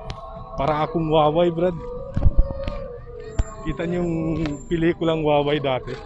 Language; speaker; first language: Filipino; non-native, local second language; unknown